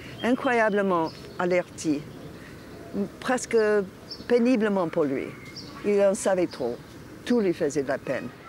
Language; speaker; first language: French; non-native, fluent; English